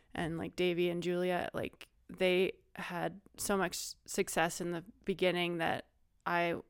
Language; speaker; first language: English; native; English